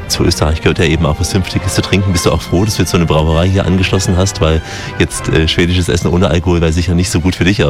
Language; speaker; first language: German; native; German